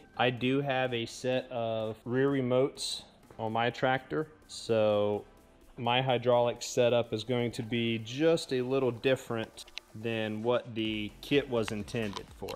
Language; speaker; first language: English; native; English